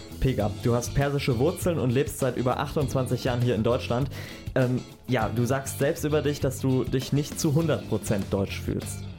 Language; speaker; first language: German; native; German